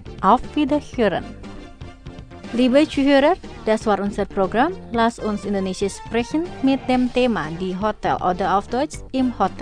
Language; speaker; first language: German; non-native, fluent; Indonesian